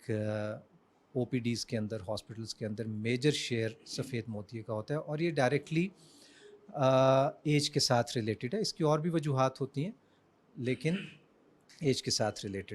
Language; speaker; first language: Urdu; native; Urdu